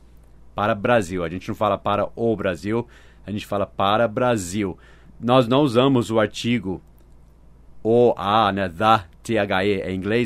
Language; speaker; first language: Portuguese; non-native, fluent; English